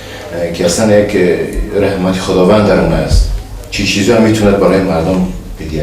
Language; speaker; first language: Persian; native; Persian